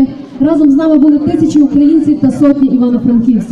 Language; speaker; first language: Ukrainian; native; Ukrainian